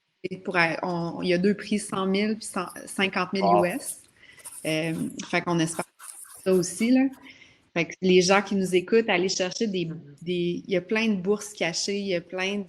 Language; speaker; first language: French; native; French